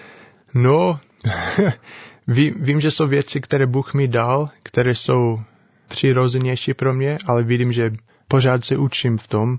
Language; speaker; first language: Czech; non-native, fluent; English